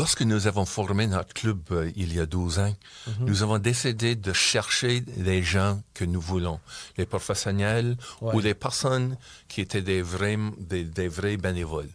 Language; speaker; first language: French; non-native, local second language; English